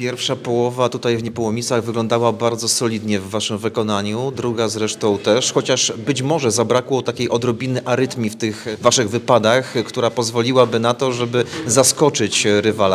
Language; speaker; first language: Polish; native; Polish